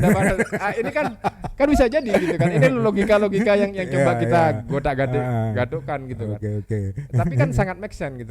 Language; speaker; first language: Indonesian; non-native, local second language; Javanese